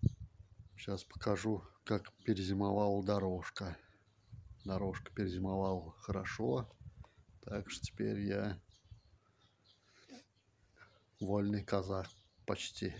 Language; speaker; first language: Russian; native; Russian